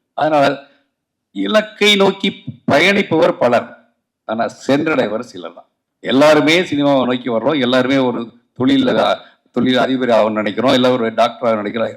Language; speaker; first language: Tamil; native; Tamil